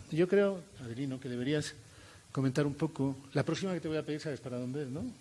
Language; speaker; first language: Spanish; native; Spanish